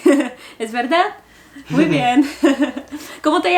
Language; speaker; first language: Spanish; non-native, learner; Bulgarian